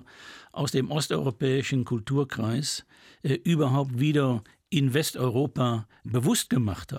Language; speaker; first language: German; native; German